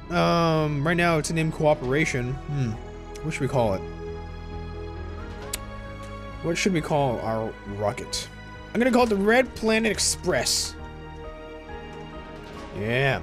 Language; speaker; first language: English; native; English